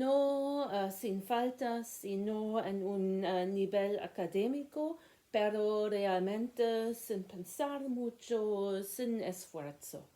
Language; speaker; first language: Spanish; non-native, learner; German